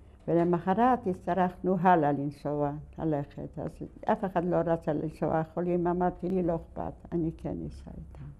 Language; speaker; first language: Hebrew; non-native, fluent; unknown